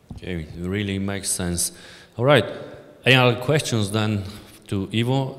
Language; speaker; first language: English; non-native, fluent; Bulgarian